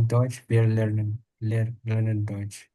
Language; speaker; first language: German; non-native, learner; Indonesian